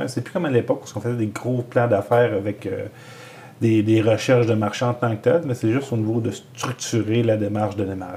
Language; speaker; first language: French; native; French